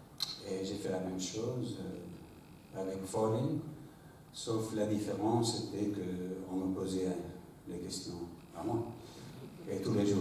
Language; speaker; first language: French; non-native, fluent; English